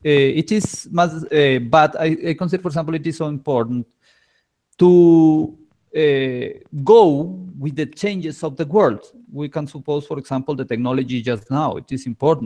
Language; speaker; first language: English; non-native, learner; Spanish